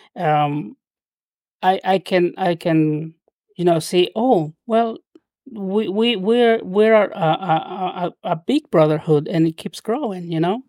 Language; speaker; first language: English; non-native, fluent; Spanish